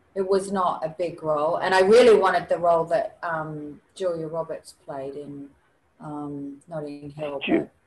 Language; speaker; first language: English; native; English